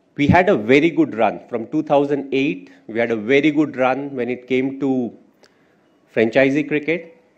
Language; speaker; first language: English; non-native, local second language; Hindi